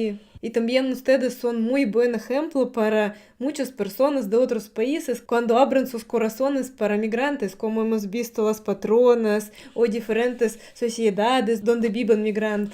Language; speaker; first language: Spanish; non-native, fluent; Russian